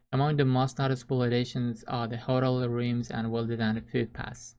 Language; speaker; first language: English; non-native, fluent; Uzbek